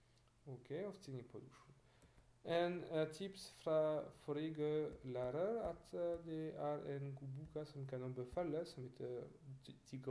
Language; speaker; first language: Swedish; non-native, learner; French